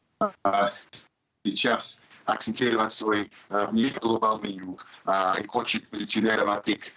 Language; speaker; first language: Russian; non-native, learner; English